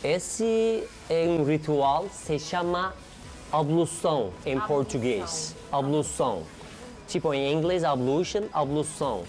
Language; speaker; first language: Portuguese; non-native, learner; Turkish